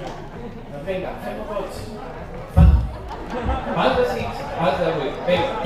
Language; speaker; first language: Spanish; native; Spanish